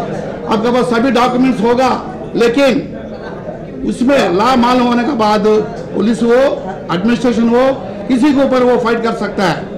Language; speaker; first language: Hindi; non-native, local second language; Telugu